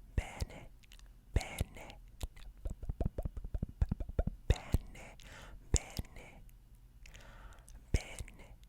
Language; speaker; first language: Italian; non-native, learner; English